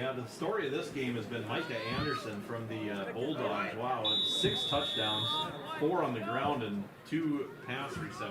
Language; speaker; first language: English; native; English